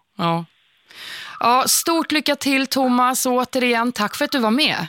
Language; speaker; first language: Swedish; native; Swedish